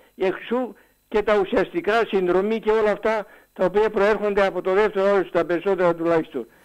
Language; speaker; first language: Greek; native; Greek